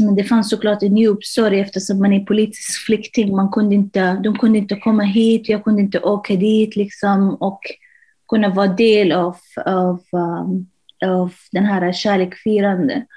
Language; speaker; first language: Swedish; non-native, fluent; Arabic